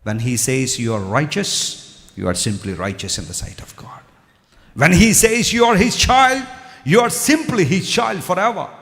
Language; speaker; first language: English; non-native, local second language; Telugu